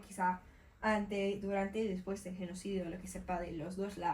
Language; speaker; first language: Spanish; non-native, learner; English